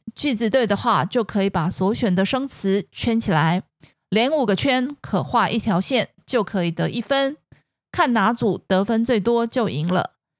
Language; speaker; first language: Chinese; native; Chinese